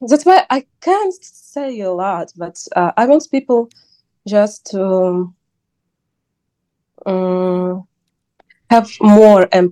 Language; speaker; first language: English; non-native, learner; Ukrainian